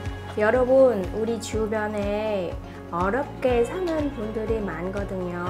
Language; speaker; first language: Korean; non-native, fluent; Vietnamese